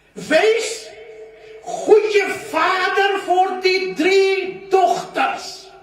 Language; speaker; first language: Dutch; non-native, fluent; Urdu